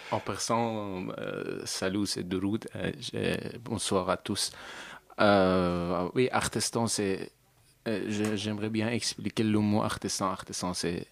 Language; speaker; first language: French; non-native, learner; Persian